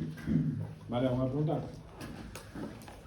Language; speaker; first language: Spanish; native; Spanish